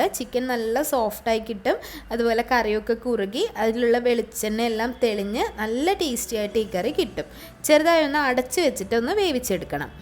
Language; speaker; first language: Malayalam; native; Malayalam